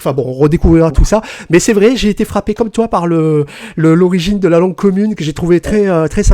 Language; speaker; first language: French; native; French